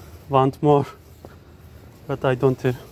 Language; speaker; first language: English; non-native, learner; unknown